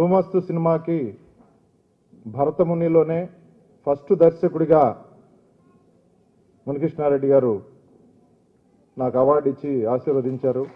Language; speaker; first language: Telugu; native; Telugu